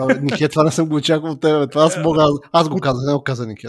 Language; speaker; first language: Bulgarian; native; Bulgarian